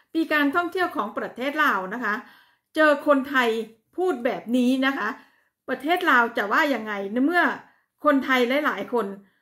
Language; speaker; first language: Thai; native; Thai